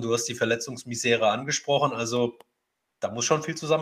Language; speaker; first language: German; native; German